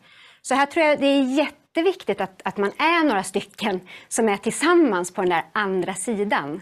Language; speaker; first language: Swedish; native; Swedish